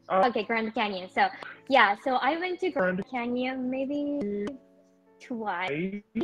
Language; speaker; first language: English; non-native, learner; Japanese